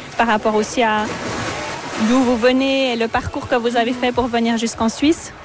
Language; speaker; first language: French; native; French